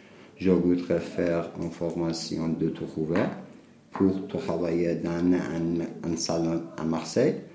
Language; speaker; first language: French; non-native, learner; Persian